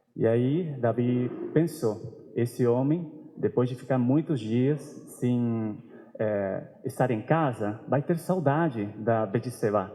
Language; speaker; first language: Portuguese; non-native, fluent; Spanish